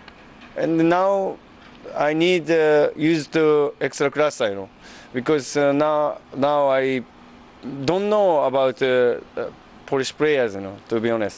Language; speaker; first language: English; non-native, learner; Japanese